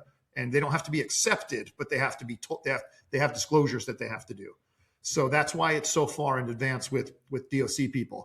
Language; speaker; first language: English; native; English